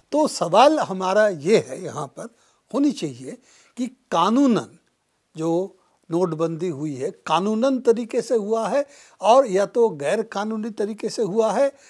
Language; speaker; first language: Hindi; non-native, local second language; Bangla